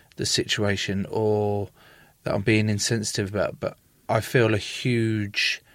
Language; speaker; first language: English; native; English